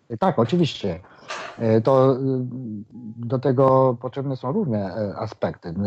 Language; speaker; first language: Polish; non-native, fluent; Japanese